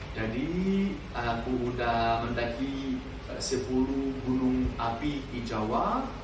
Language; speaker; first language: Indonesian; non-native, learner; French